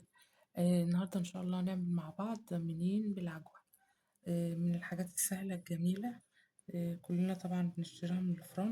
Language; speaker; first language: Arabic; native; Arabic